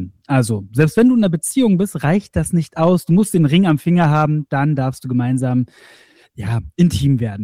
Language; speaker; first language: German; native; German